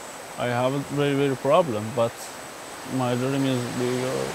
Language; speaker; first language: English; non-native, learner; Persian